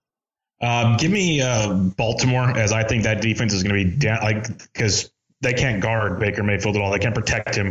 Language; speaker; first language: English; native; English